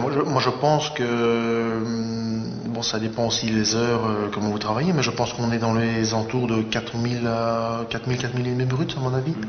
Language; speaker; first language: French; native; French